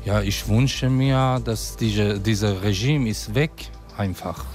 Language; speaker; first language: German; non-native, fluent; Persian